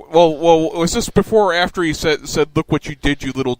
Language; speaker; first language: English; native; English